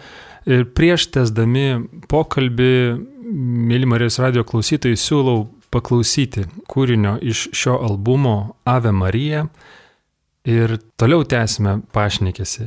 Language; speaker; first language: Lithuanian; native; Lithuanian